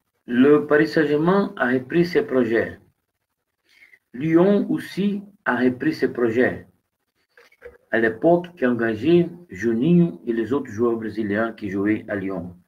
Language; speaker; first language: French; non-native, learner; Portuguese